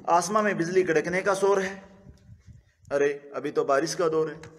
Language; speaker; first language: Hindi; native; Hindi